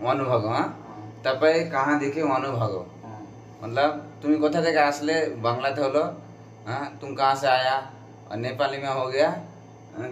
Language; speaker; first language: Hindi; non-native, local second language; Bangla